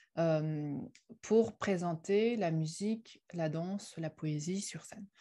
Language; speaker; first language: French; non-native, fluent; Uyghur